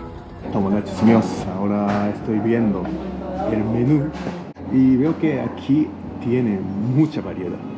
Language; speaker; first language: Spanish; non-native, learner; Japanese